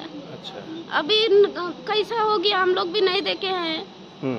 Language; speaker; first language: Hindi; non-native, local second language; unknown